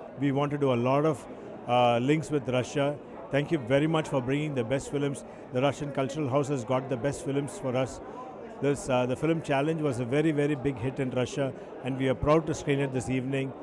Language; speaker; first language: English; non-native, local second language; Tamil